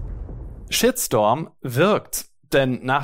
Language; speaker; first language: German; native; German